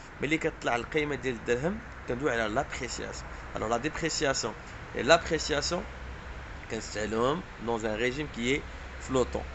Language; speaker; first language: French; non-native, local second language; Arabic